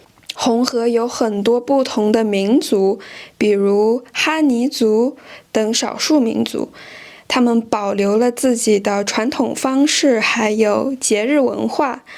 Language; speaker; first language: Chinese; non-native, fluent; French